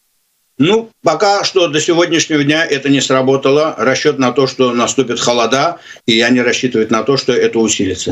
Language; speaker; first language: Russian; non-native, local second language; Azerbaijani